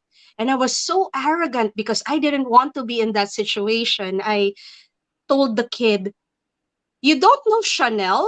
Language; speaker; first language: English; non-native, local second language; Filipino